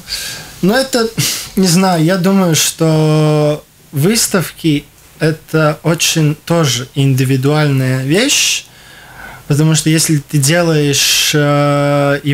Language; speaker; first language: Russian; non-native, local second language; Latvian